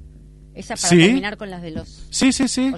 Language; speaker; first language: Spanish; native; Spanish